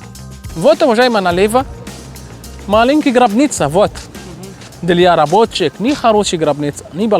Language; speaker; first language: Russian; non-native, learner; Arabic